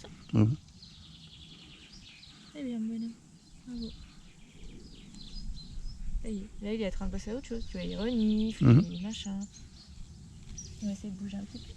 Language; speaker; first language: French; native; French